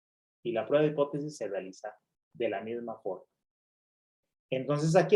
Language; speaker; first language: Spanish; native; Spanish